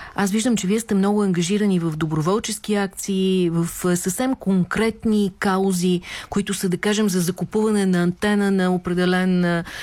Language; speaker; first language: Bulgarian; native; Bulgarian